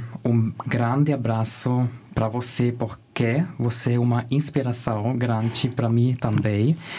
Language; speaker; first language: Portuguese; non-native, fluent; German